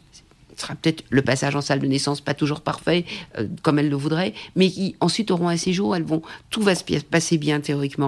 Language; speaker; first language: French; native; French